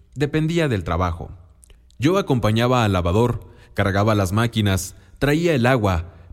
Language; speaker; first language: Spanish; non-native, local second language; Mixtepec Mixtec